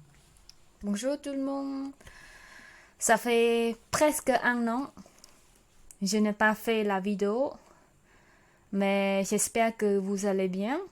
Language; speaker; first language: French; non-native, learner; Khmer